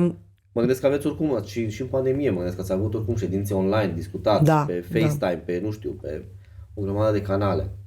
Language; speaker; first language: Romanian; native; Romanian